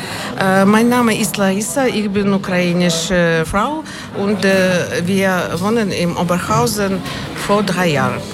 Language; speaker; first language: German; non-native, learner; Ukrainian